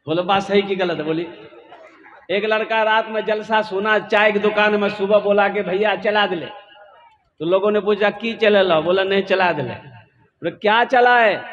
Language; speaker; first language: Hindi; non-native, local second language; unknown